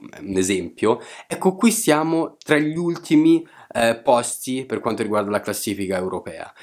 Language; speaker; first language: Italian; native; Italian